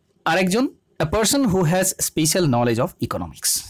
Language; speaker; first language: English; non-native, local second language; Bangla